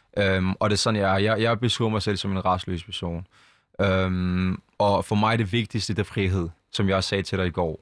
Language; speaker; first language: Danish; early bilingual, other home language; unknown